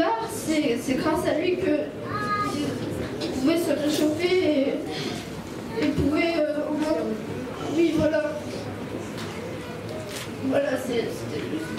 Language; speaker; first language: French; early bilingual, other home language; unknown